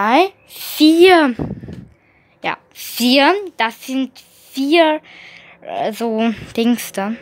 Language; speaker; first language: German; early bilingual, other home language; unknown